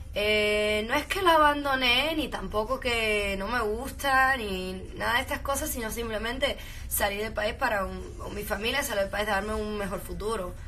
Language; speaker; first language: English; early bilingual, heritage; Spanish